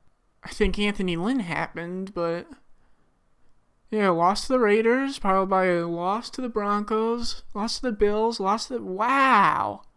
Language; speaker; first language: English; native; English